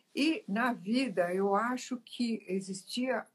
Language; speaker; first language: Portuguese; early bilingual, other home language; Italian